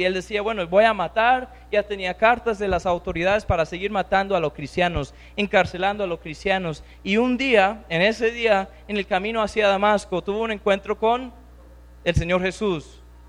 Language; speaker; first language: Spanish; non-native, fluent; English